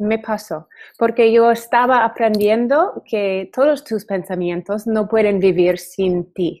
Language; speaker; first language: Spanish; non-native, learner; English